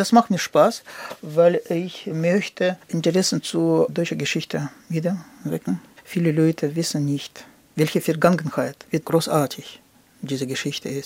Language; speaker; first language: German; non-native, fluent; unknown